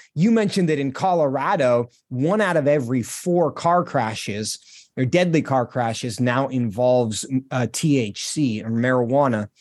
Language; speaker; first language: English; native; English